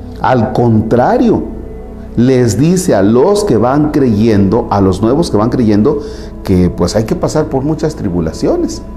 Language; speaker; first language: Spanish; native; Spanish